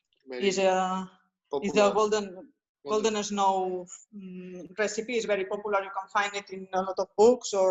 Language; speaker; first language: English; non-native, learner; Spanish